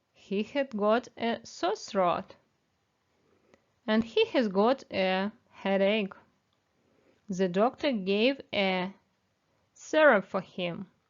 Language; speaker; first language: English; non-native, fluent; Ukrainian